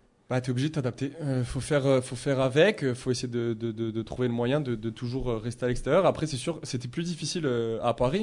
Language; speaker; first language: French; native; French